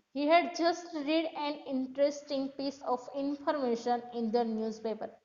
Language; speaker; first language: English; non-native, local second language; Gujarati